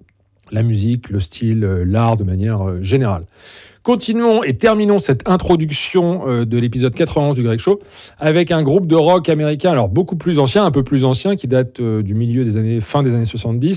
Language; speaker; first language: French; native; French